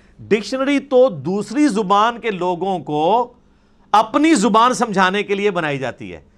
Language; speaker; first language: Urdu; non-native, local second language; Punjabi